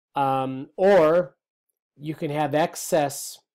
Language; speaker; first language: English; native; English